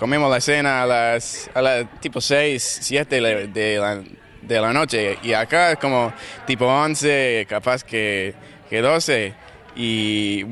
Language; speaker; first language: Spanish; non-native, learner; English